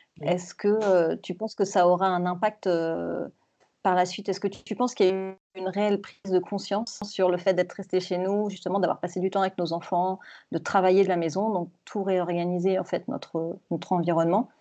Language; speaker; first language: French; native; French